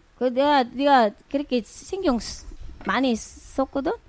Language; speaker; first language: Korean; non-native, learner; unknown